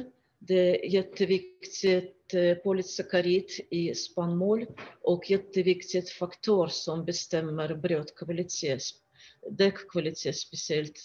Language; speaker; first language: Swedish; non-native, fluent; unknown